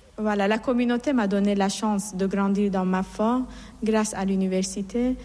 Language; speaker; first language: French; non-native, fluent; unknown